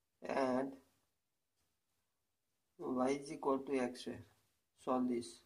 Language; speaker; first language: English; non-native, local second language; Gujarati